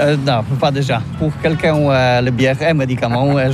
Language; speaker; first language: French; non-native, learner; Polish